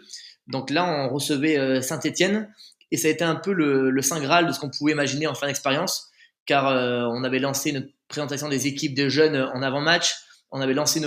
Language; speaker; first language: French; native; French